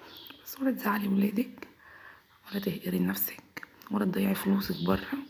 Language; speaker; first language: Arabic; native; Arabic